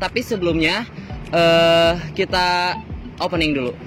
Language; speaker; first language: Indonesian; native; Indonesian